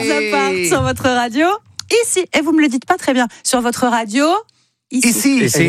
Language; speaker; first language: French; native; French